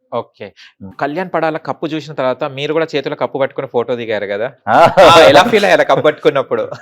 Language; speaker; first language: Telugu; native; Telugu